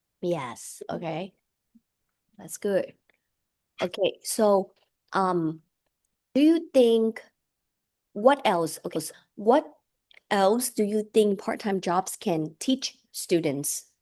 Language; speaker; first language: English; non-native, fluent; Vietnamese